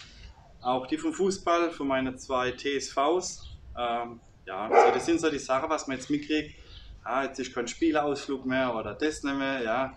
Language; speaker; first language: German; native; German